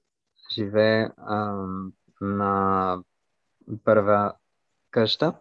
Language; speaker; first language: Bulgarian; non-native, learner; French